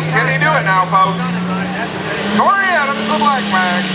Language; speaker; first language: English; native; English